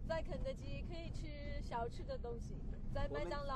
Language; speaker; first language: Chinese; non-native, learner; English